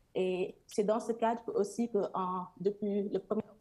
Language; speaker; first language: French; non-native, local second language; Serer